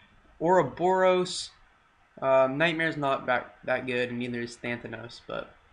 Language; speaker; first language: English; native; English